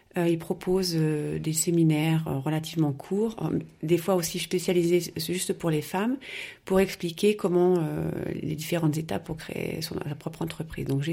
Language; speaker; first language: French; native; French